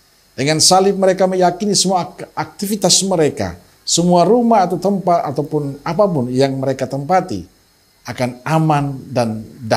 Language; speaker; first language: Indonesian; native; Indonesian